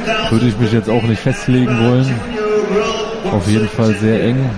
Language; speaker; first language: German; native; German